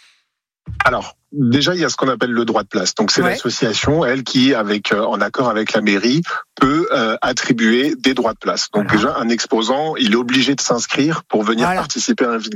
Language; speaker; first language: French; native; French